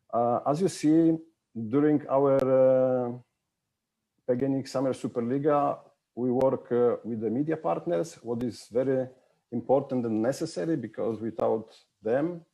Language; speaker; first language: English; non-native, fluent; Polish